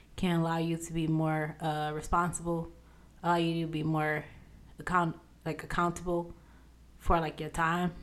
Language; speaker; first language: English; native; English